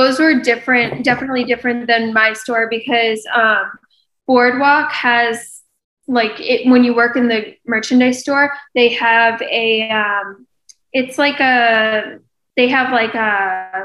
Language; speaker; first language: English; native; English